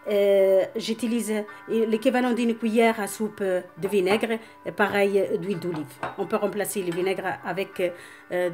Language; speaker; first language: French; non-native, local second language; Arabic